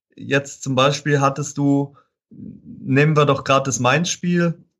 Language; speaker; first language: German; native; German